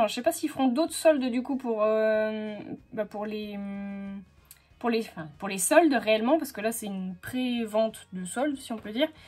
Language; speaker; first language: French; native; French